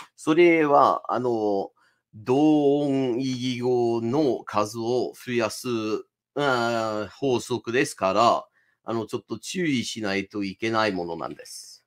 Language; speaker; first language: Japanese; non-native, fluent; English